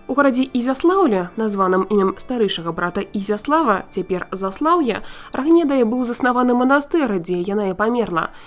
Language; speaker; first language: Belarusian; native; Belarusian